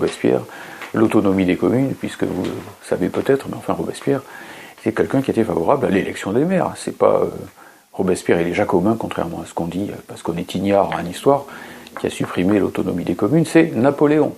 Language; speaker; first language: French; native; French